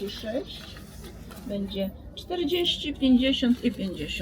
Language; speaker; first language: Polish; native; Polish